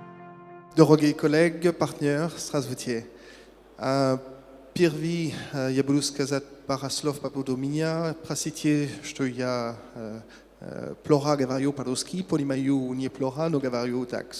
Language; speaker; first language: Russian; non-native, learner; French